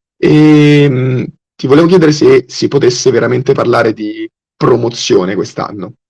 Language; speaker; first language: Italian; native; Italian